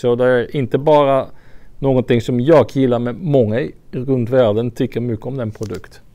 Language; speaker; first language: Swedish; non-native, fluent; French